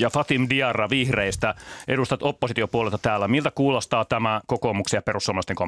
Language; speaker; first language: Finnish; native; Finnish